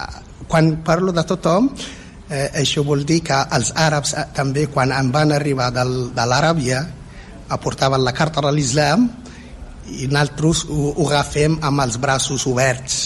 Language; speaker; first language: Catalan; non-native, fluent; Berber languages